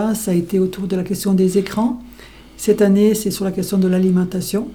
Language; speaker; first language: French; native; French